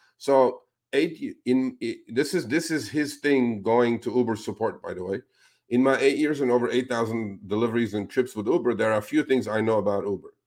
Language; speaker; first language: English; non-native, fluent; Spanish